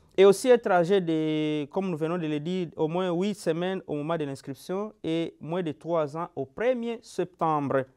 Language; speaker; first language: French; non-native, local second language; Lingala